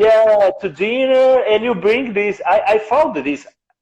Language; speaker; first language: English; non-native, learner; Portuguese